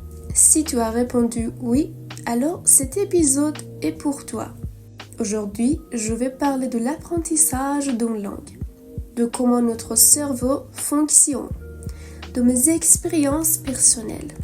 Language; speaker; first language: French; non-native, fluent; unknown